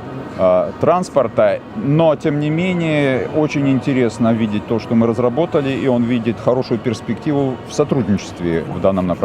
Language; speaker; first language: Russian; native; Russian